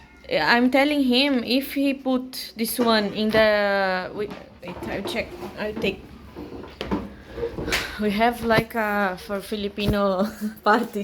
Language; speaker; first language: English; non-native, learner; Portuguese